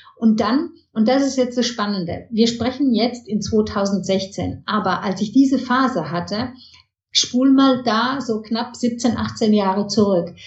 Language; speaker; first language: German; early bilingual, heritage; German